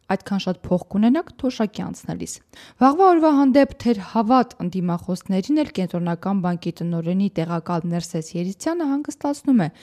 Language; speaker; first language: Armenian; native; Armenian